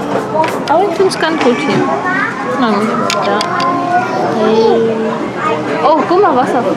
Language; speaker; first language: German; native; German